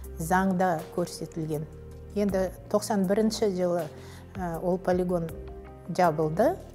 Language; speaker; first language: Kazakh; native; Kazakh